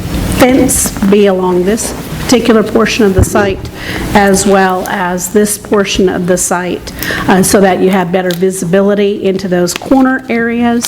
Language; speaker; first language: English; native; English